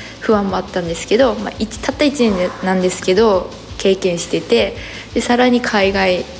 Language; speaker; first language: Japanese; native; Japanese